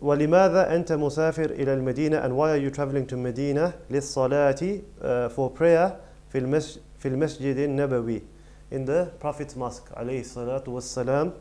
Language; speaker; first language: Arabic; non-native, fluent; English